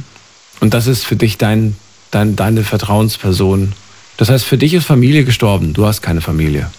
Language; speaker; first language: German; native; German